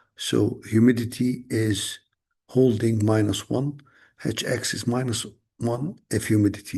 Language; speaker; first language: English; non-native, fluent; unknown